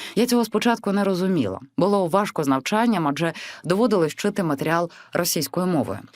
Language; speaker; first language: Ukrainian; native; Ukrainian